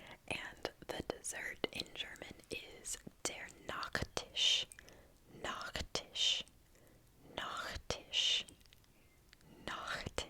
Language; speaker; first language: German; non-native, learner; English